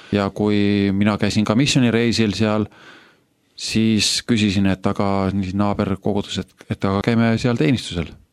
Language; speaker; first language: Estonian; native; Estonian